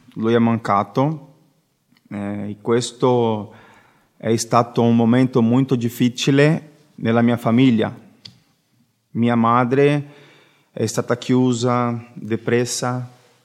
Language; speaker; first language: Italian; non-native, learner; Portuguese